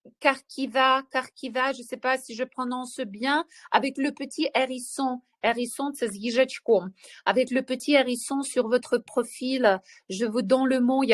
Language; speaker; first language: French; non-native, fluent; Ukrainian